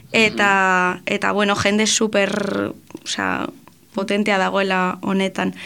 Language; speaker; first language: Basque; non-native, local second language; Spanish